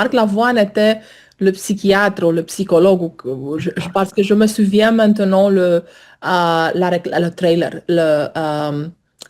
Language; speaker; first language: French; non-native, fluent; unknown